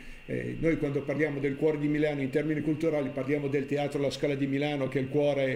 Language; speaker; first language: Italian; native; Italian